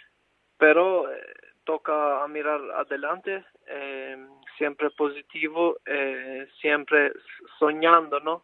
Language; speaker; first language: Spanish; non-native, fluent; Albanian